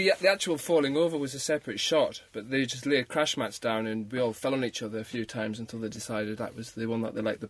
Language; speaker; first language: English; native; English